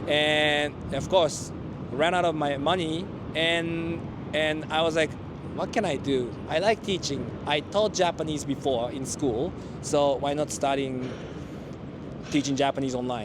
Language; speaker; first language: English; non-native, fluent; Japanese